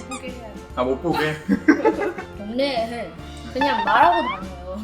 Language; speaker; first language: Korean; non-native, fluent; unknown